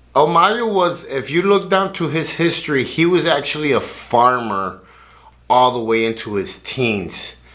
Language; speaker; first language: English; native; English